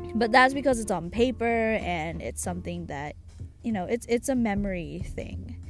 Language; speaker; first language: English; early bilingual, other home language; Japanese